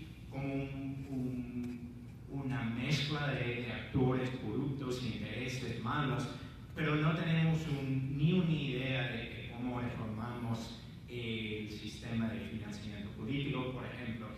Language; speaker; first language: Spanish; non-native, fluent; English